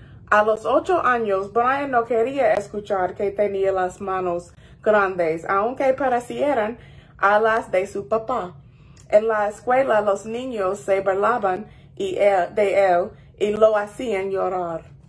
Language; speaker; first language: Spanish; non-native, fluent; English